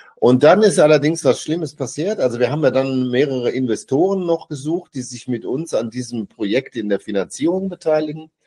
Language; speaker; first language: German; native; German